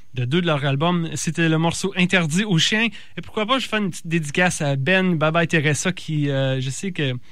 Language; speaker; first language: French; native; French